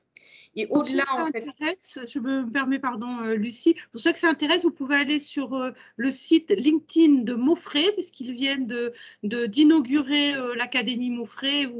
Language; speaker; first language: French; native; French